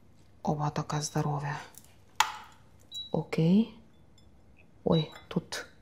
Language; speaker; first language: Russian; non-native, fluent; Estonian